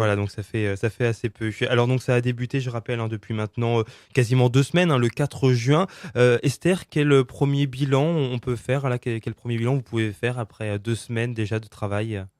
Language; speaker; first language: French; native; French